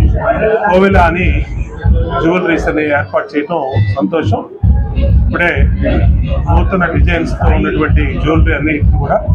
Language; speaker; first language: Telugu; native; Telugu